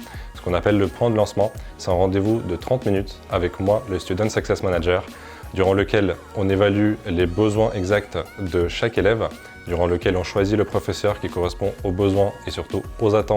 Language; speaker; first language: French; non-native, fluent; Ukrainian